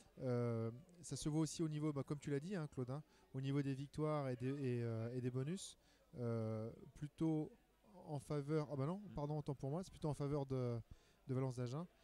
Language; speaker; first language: French; native; French